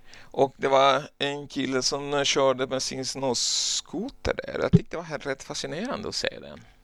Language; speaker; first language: Swedish; non-native, fluent; Spanish